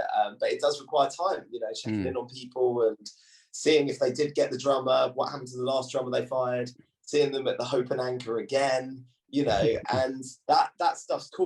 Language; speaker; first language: English; native; English